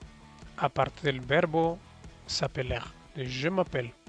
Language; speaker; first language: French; non-native, learner; Spanish